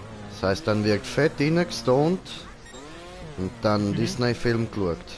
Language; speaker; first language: German; native; German